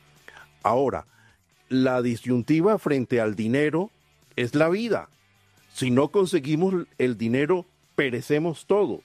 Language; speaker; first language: Spanish; native; Spanish